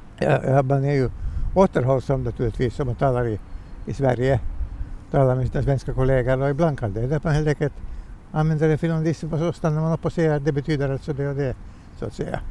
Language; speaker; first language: Swedish; native; Swedish